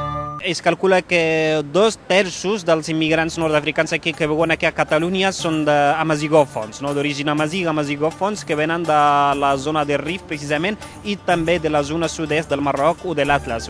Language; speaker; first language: Catalan; non-native, fluent; Berber languages